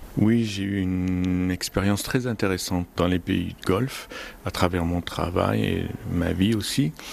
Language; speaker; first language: French; non-native, fluent; Arabic